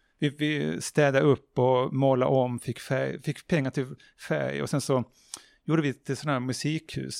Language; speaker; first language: Swedish; native; Swedish